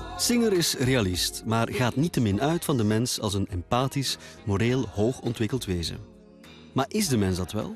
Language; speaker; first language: Dutch; native; Dutch